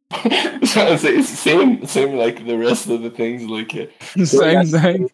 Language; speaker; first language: English; native; English